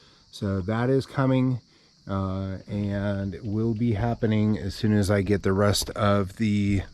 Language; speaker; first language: English; native; English